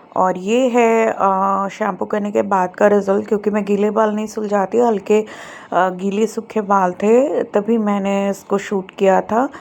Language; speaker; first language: Hindi; non-native, local second language; Bangla